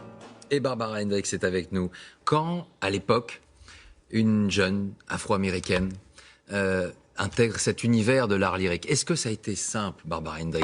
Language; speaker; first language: French; native; French